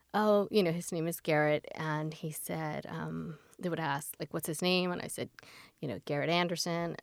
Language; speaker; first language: English; native; English